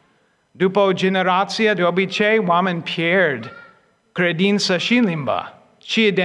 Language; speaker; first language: Romanian; non-native, fluent; English